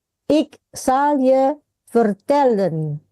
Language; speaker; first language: Dutch; non-native, fluent; Indonesian